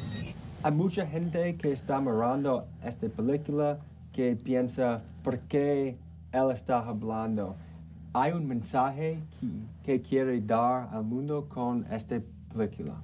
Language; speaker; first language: Spanish; non-native, learner; English